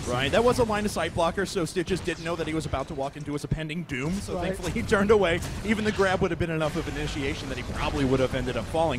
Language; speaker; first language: English; native; English